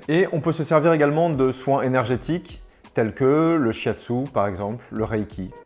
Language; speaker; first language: French; native; French